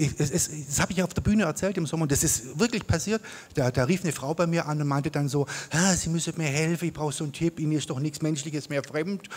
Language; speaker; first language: German; native; German